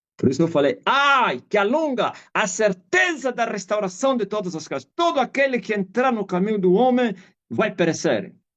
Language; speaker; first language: Portuguese; non-native, local second language; Kongo